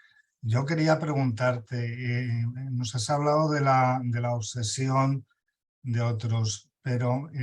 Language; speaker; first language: Spanish; native; Spanish